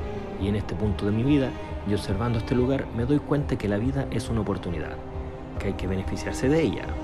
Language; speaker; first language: Spanish; native; Spanish